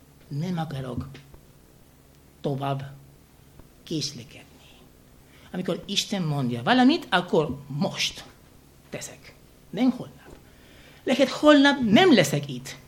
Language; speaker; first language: Hungarian; non-native, fluent; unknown